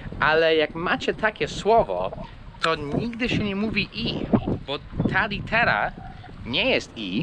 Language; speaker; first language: Polish; non-native, fluent; English